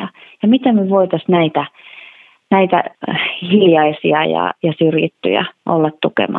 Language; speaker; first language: Finnish; native; Finnish